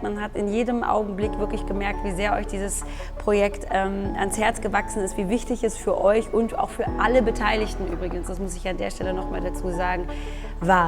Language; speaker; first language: German; native; German